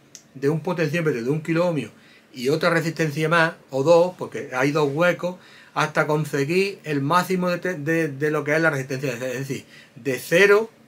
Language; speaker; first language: Spanish; native; Spanish